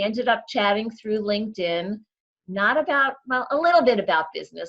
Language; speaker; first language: English; native; English